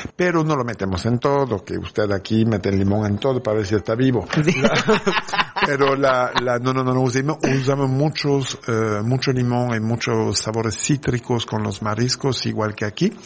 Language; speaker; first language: Spanish; non-native, fluent; French